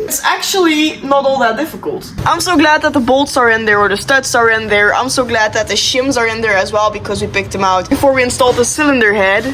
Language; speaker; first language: English; non-native, fluent; Dutch